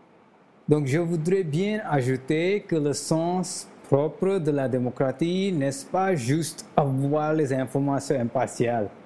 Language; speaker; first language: French; non-native, learner; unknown